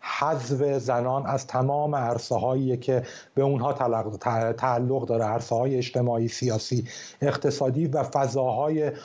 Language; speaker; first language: Persian; native; Persian